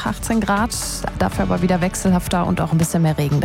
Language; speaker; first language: German; native; German